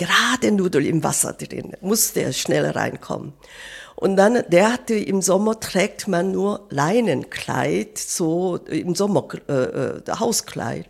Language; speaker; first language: German; non-native, fluent; Korean